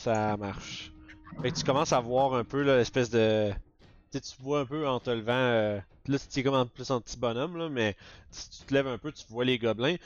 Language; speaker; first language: French; native; French